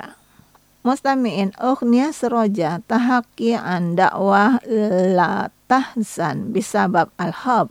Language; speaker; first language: Arabic; non-native, learner; Indonesian